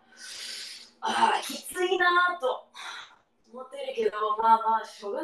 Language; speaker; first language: Japanese; non-native, learner; English